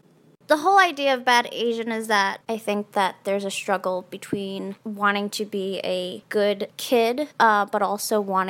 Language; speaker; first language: English; early bilingual, other home language; Chinese